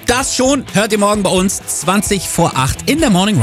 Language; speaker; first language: German; native; German